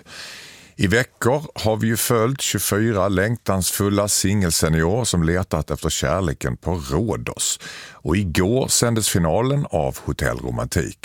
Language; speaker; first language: Swedish; native; Swedish